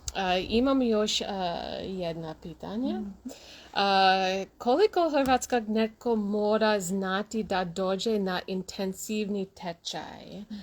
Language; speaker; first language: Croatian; non-native, learner; English